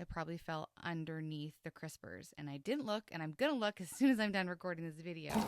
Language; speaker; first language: English; native; English